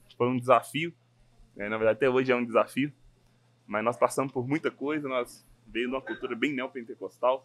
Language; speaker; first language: Portuguese; native; Portuguese